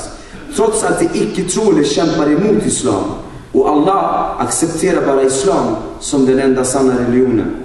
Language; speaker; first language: Swedish; non-native, fluent; Albanian